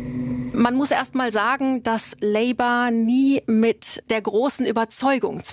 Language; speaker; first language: German; native; German